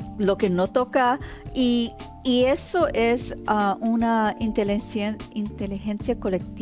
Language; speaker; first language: Spanish; early bilingual, heritage; Spanish